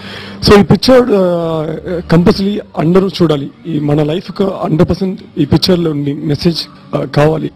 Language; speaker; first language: Telugu; non-native, learner; Tamil